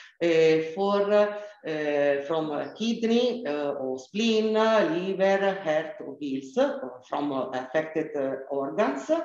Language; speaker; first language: English; non-native, learner; Italian